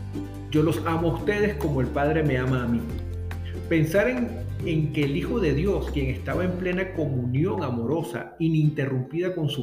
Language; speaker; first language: Spanish; native; Spanish